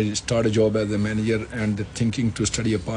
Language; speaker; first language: English; non-native, local second language; Punjabi